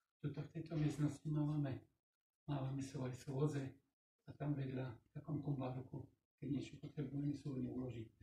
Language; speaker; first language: Slovak; non-native, local second language; Rusyn